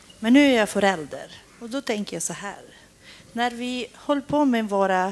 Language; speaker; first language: Swedish; non-native, fluent; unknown